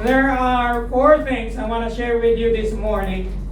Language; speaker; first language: English; non-native, local second language; Filipino